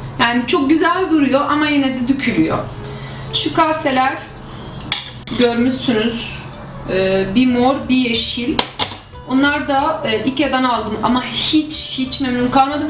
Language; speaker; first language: Turkish; non-native, fluent; Arabic